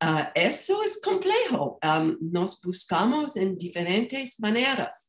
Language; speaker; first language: Spanish; non-native, fluent; English